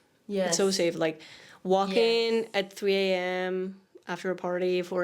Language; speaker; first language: English; non-native, fluent; Spanish